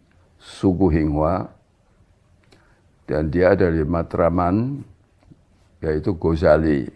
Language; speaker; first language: Indonesian; non-native, local second language; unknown